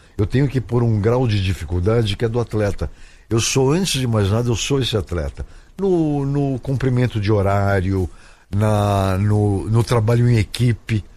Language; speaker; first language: Portuguese; native; Portuguese